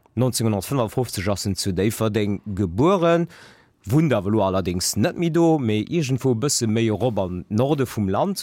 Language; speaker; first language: Luxembourgish; native; Luxembourgish